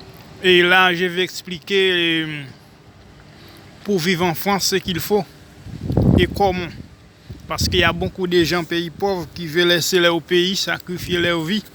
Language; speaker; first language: French; non-native, local second language; Haitian Creole